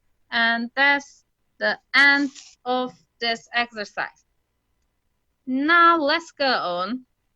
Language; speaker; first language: English; non-native, fluent; Turkish